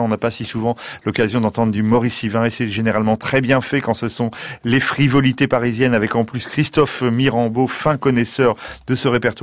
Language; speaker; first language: French; native; French